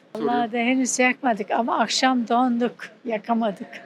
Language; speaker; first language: Turkish; non-native, fluent; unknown